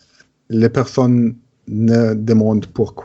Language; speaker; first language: French; non-native, learner; German